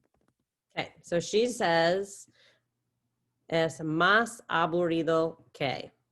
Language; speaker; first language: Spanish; non-native, fluent; English